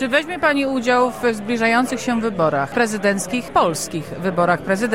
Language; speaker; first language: Polish; native; Polish